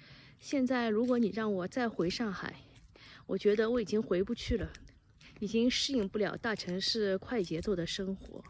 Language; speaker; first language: Chinese; native; Chinese